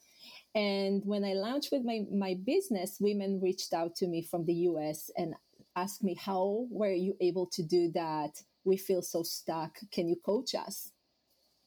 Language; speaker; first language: English; non-native, fluent; Hebrew